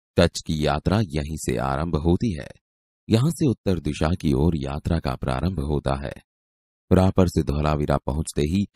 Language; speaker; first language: Hindi; non-native, local second language; Gujarati